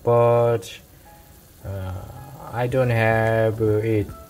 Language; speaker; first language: English; non-native, learner; Korean